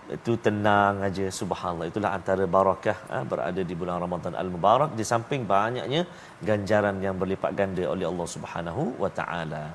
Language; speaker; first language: Malay; native; Malay